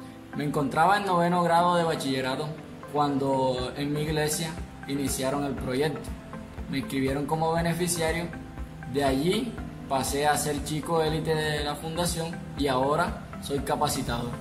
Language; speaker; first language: Spanish; native; Spanish